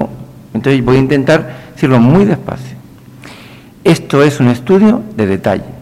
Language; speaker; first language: Spanish; native; Spanish